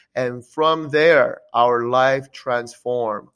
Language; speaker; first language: English; early bilingual, other home language; Korean